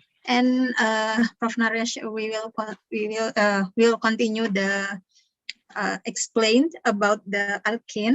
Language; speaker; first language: English; non-native, learner; Indonesian